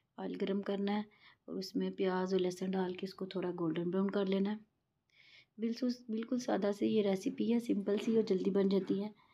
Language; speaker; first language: Urdu; non-native, local second language; Punjabi